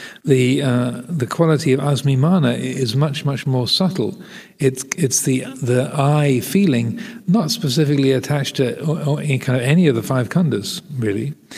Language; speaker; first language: English; native; English